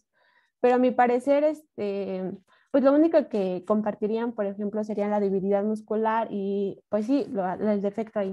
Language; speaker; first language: Spanish; native; Spanish